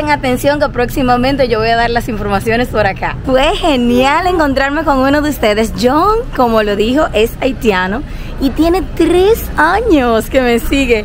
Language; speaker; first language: Spanish; native; Spanish